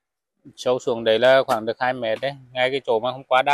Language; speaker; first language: Vietnamese; native; Vietnamese